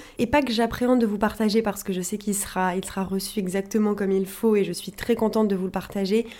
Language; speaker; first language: French; native; French